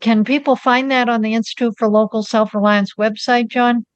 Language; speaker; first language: English; native; English